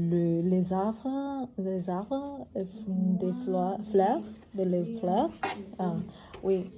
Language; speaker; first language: French; non-native, learner; Vietnamese